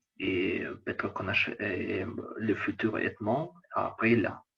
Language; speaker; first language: French; non-native, learner; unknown